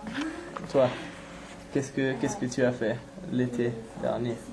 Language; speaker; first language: French; non-native, fluent; English